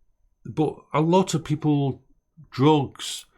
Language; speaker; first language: English; native; English